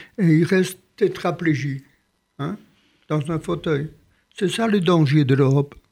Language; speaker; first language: French; non-native, fluent; Polish